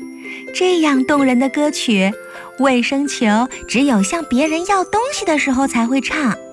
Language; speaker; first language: Chinese; native; Chinese